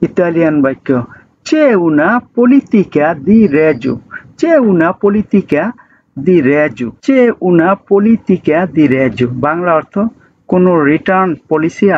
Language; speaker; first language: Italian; non-native, learner; Bangla